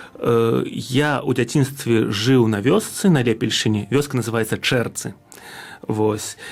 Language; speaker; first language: Belarusian; native; Belarusian